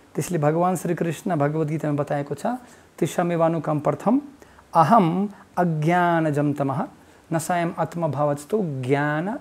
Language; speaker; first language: Nepali; non-native, fluent; Russian